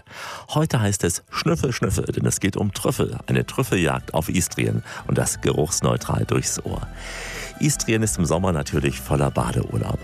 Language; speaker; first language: German; native; German